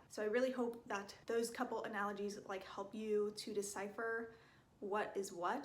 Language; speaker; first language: English; native; English